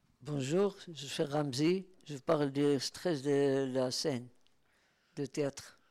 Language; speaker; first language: French; non-native, learner; Spanish